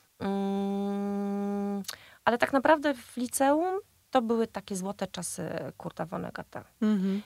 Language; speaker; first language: Polish; native; Polish